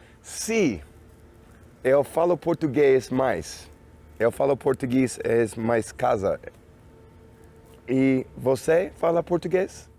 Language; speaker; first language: Portuguese; non-native, learner; English